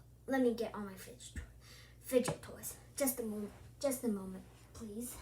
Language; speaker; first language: English; early bilingual, other home language; Korean